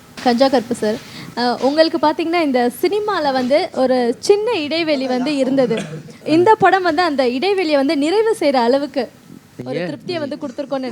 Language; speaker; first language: Tamil; native; Tamil